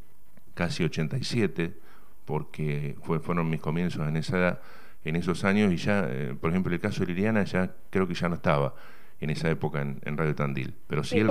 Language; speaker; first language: Spanish; native; Spanish